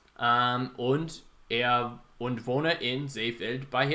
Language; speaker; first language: German; non-native, fluent; English